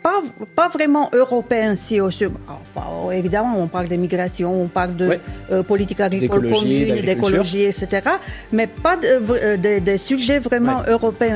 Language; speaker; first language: French; non-native, fluent; Romanian